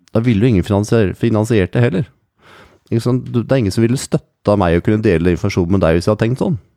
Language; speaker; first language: Norwegian; native; Norwegian